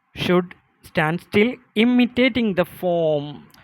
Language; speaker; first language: English; non-native, local second language; Malayalam